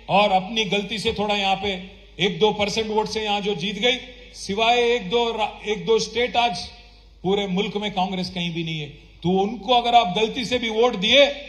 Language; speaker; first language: Hindi; non-native, local second language; Telugu